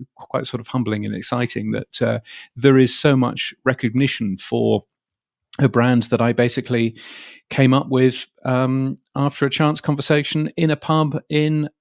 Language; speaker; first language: English; native; English